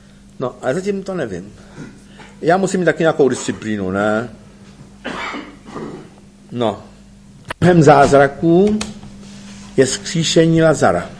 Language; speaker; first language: Czech; native; Czech